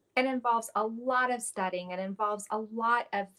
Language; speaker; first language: English; native; English